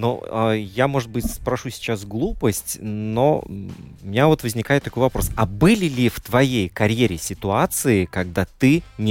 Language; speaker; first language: Russian; native; Russian